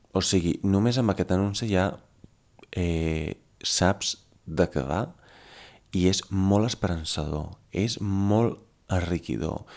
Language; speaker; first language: Catalan; non-native, fluent; Italian